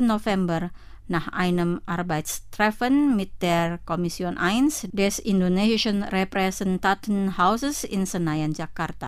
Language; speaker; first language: German; non-native, fluent; Indonesian